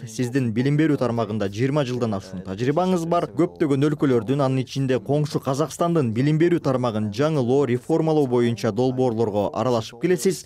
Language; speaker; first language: Kyrgyz; native; Kyrgyz